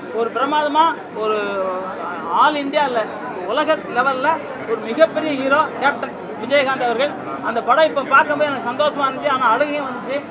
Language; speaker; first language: Tamil; native; Tamil